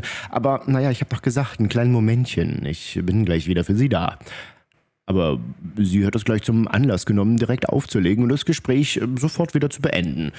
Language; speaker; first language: German; native; German